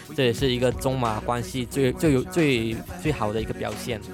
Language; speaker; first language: Chinese; non-native, local second language; Cantonese